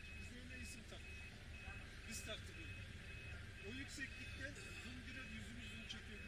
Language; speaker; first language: Turkish; native; Turkish